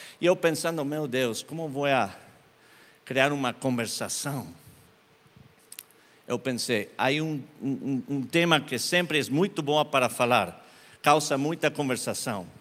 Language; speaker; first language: Portuguese; non-native, learner; Spanish